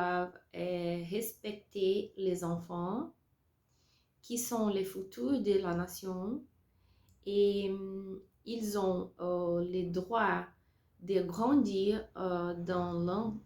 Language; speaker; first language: French; non-native, learner; Portuguese